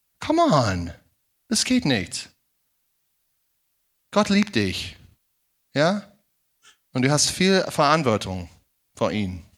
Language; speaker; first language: German; non-native, fluent; English